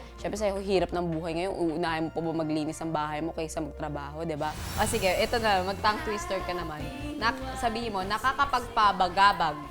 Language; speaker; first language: Filipino; native; Filipino